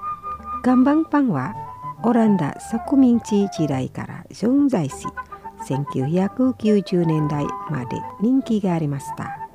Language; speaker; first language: Japanese; non-native, fluent; Indonesian